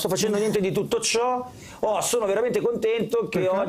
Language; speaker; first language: Italian; native; Italian